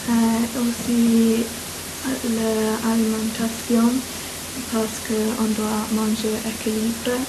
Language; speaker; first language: French; non-native, learner; English